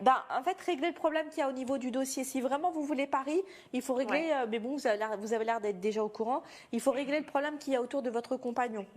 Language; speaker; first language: French; native; French